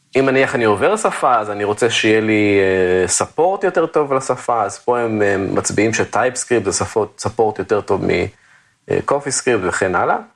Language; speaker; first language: Hebrew; native; Hebrew